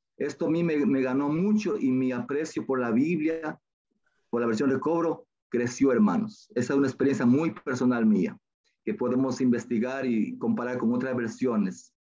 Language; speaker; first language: Spanish; native; Spanish